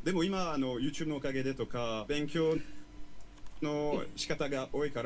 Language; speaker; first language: Japanese; non-native, learner; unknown